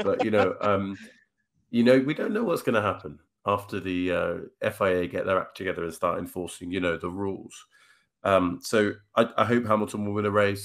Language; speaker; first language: English; native; English